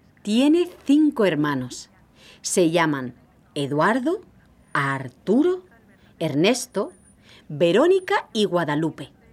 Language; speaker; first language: Spanish; native; Spanish